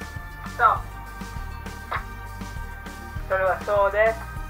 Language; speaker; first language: Japanese; non-native, learner; English